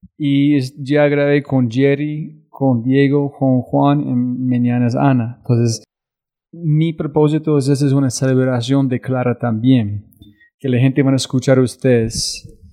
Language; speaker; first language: Spanish; non-native, learner; English